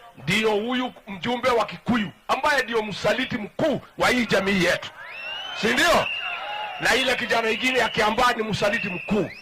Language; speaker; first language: Swahili; non-native, local second language; Kikuyu